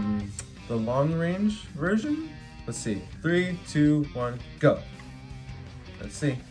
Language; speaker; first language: English; native; English